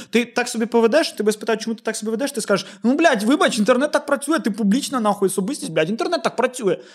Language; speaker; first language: Ukrainian; native; Ukrainian